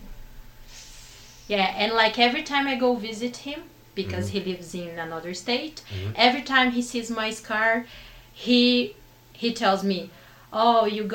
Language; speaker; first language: English; non-native, fluent; Portuguese